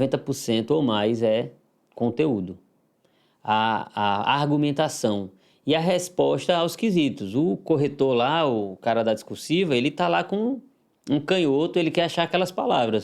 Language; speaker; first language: Portuguese; native; Portuguese